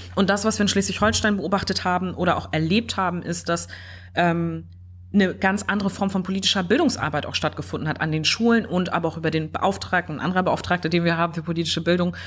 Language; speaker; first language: German; early bilingual, other home language; French